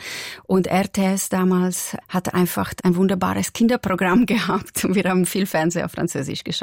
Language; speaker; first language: German; non-native, local second language; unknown